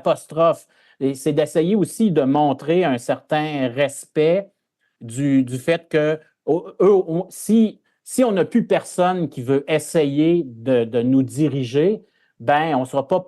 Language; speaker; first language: French; native; French